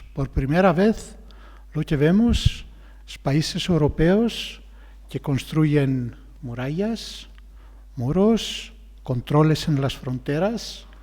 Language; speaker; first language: Spanish; non-native, fluent; Greek